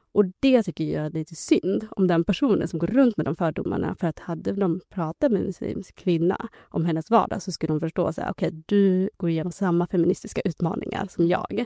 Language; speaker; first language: Swedish; early bilingual, other home language; Somali